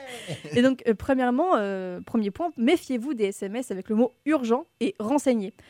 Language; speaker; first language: French; native; French